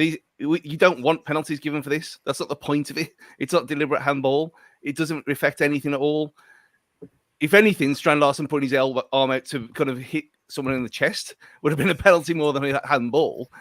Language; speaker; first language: English; native; English